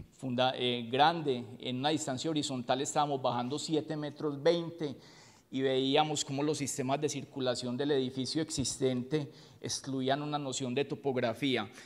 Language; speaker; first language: Spanish; native; Spanish